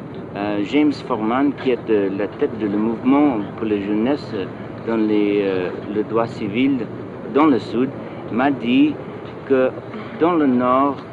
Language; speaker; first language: French; non-native, fluent; English